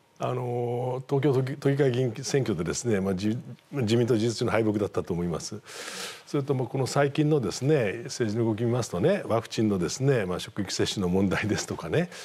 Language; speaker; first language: Japanese; native; Japanese